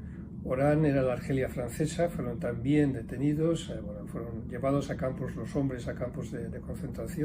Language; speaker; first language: Spanish; native; Spanish